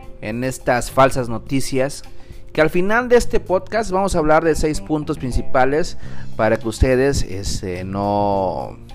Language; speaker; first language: Spanish; native; Spanish